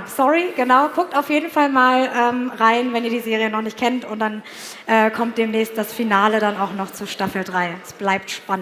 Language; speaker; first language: German; native; German